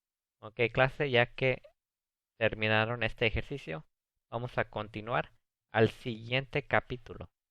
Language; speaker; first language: Spanish; early bilingual, heritage; Spanish